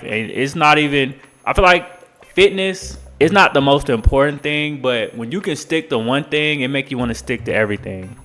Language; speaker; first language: English; native; English